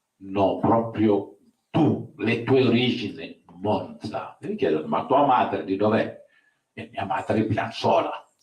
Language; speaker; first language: Italian; non-native, fluent; Wolof